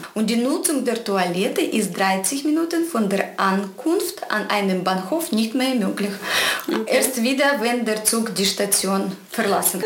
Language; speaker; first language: German; non-native, fluent; Russian